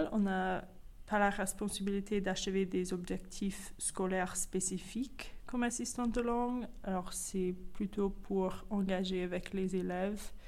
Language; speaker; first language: French; non-native, fluent; English